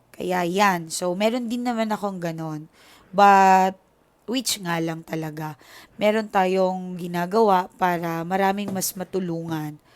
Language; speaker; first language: Filipino; native; Filipino